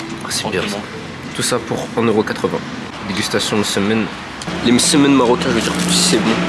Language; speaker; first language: French; native; French